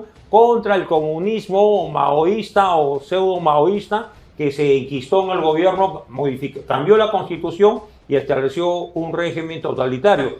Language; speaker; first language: Spanish; native; Spanish